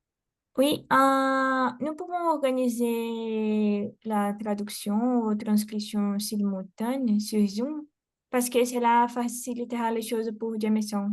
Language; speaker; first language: French; non-native, fluent; Portuguese